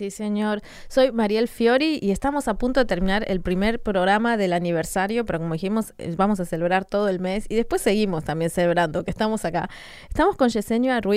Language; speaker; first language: Spanish; native; Spanish